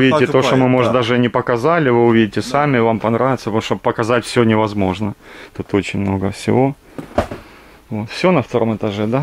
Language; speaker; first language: Russian; native; Russian